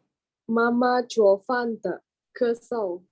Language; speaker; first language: Chinese; non-native, learner; Indonesian